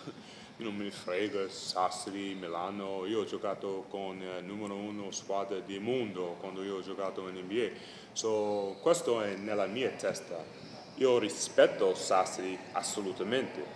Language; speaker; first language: Italian; non-native, learner; English